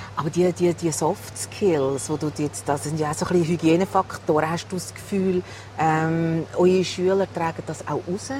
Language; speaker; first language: German; native; German